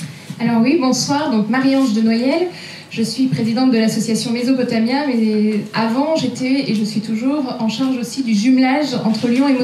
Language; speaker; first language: French; native; French